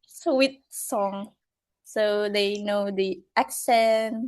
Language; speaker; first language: English; non-native, fluent; Indonesian